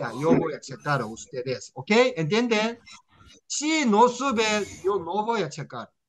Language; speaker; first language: Spanish; non-native, learner; Korean